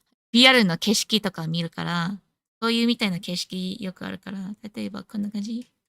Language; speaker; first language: Japanese; non-native, learner; English